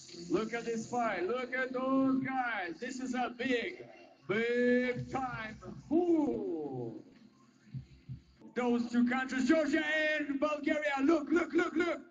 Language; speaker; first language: English; non-native, learner; Russian